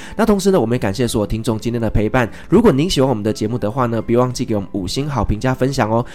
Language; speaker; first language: Chinese; native; Chinese